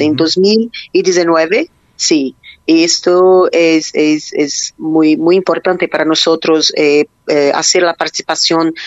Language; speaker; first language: Spanish; non-native, learner; Portuguese